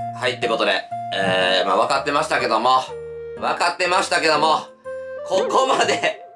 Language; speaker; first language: Japanese; native; Japanese